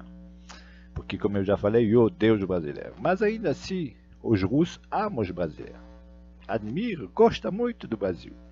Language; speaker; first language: Portuguese; non-native, fluent; Russian